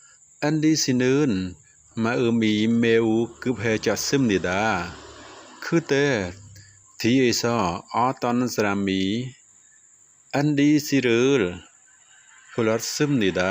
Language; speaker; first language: Korean; non-native, fluent; Khmer